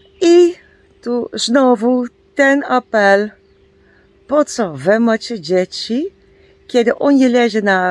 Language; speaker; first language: Polish; non-native, learner; Dutch